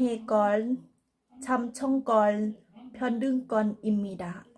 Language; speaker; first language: Korean; non-native, learner; Thai